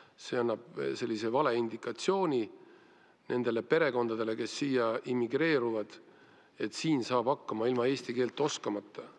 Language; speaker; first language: Estonian; native; Estonian